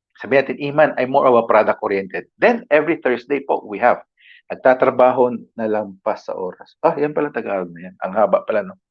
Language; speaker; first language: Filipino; non-native, local second language; Cebuano